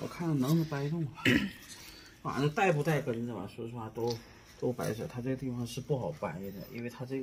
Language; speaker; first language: Chinese; native; Chinese